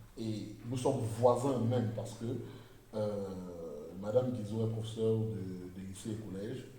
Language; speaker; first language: French; non-native, local second language; Basaa